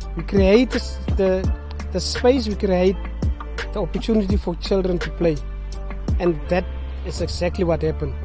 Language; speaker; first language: English; non-native, local second language; Afrikaans